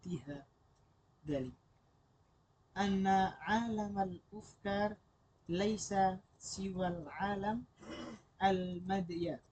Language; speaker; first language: Arabic; non-native, learner; Indonesian